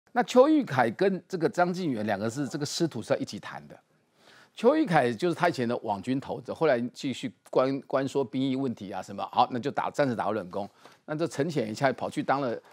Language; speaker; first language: Chinese; native; Chinese